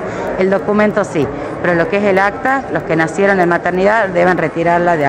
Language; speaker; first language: Spanish; native; Spanish